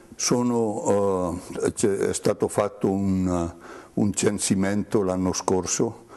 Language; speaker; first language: Italian; native; Italian